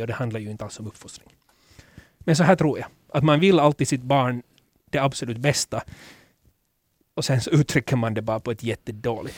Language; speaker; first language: Swedish; native; Swedish